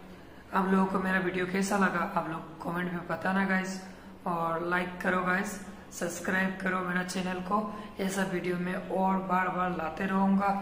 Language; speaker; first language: Hindi; non-native, local second language; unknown